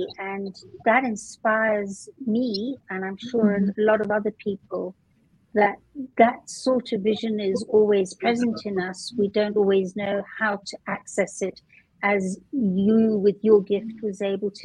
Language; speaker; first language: English; native; English